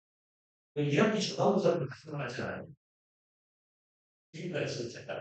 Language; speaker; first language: Korean; native; Korean